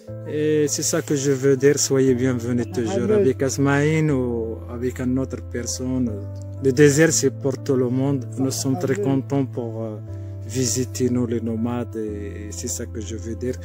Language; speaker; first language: French; non-native, learner; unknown